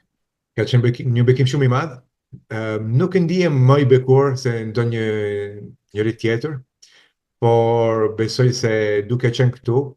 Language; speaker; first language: Albanian; non-native, fluent; Italian